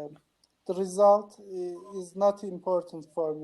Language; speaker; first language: English; non-native, learner; Turkish